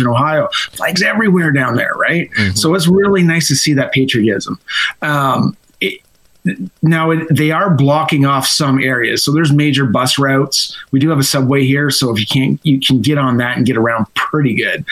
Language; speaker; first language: English; native; English